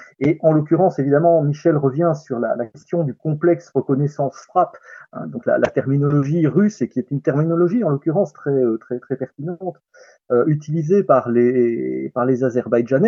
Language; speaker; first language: French; native; French